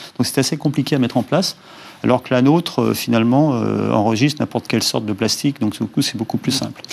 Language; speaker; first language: French; native; French